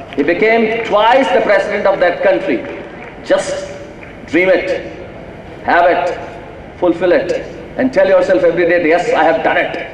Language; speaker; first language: English; non-native, local second language; Hindi